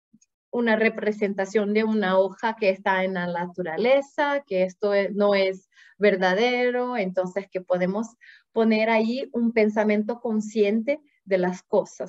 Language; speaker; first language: Spanish; non-native, fluent; Portuguese